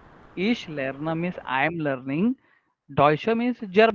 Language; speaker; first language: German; non-native, learner; Marathi